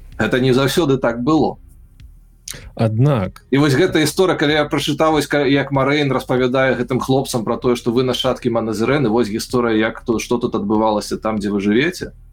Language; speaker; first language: Belarusian; native; Belarusian